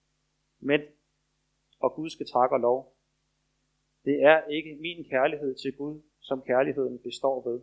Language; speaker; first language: Danish; native; Danish